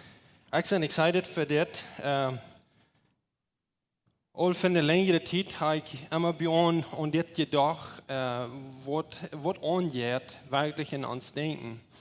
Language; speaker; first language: German; non-native, learner; Plautdietsch